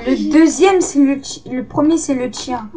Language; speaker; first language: French; native; French